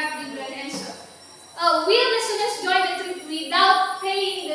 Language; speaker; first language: English; non-native, learner; Indonesian